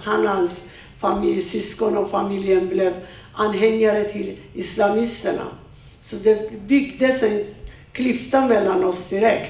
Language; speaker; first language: Swedish; non-native, fluent; Persian